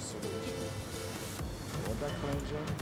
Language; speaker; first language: Turkish; non-native, learner; English